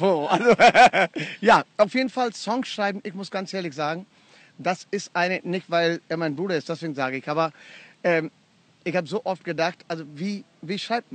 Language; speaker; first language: German; non-native, fluent; Punjabi